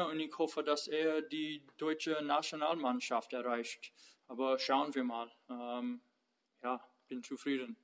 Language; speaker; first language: German; non-native, fluent; English